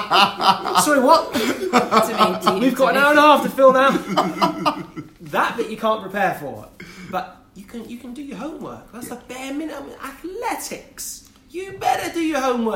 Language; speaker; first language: English; native; English